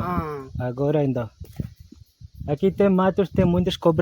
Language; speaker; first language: Portuguese; non-native, learner; Malayalam